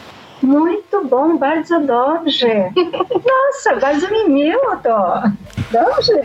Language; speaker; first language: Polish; early bilingual, heritage; Portuguese